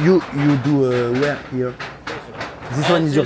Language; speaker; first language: English; non-native, learner; French